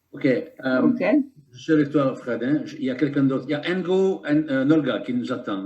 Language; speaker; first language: French; native; French